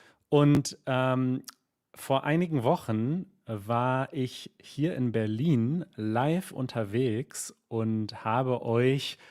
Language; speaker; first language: German; native; German